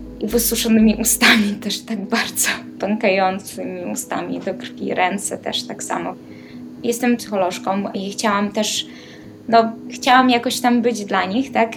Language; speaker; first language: Polish; non-native, fluent; Ukrainian